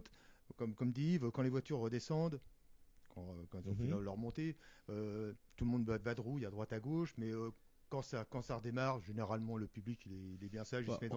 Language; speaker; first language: French; native; French